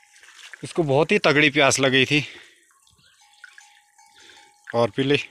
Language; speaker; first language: Hindi; native; Hindi